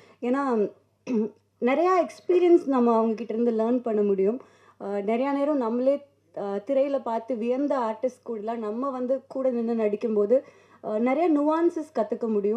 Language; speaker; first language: Tamil; native; Tamil